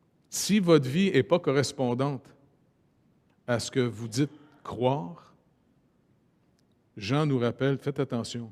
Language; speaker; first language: French; native; French